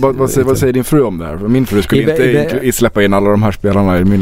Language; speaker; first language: Swedish; native; Swedish